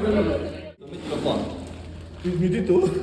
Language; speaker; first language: Italian; non-native, learner; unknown